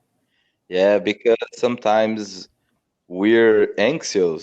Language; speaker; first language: English; non-native, learner; Portuguese